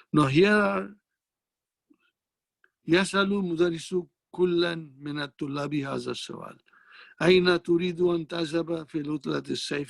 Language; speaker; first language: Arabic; non-native, fluent; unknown